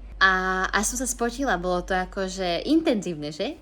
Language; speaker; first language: Slovak; native; Slovak